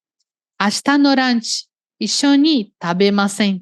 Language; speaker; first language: Japanese; non-native, fluent; Portuguese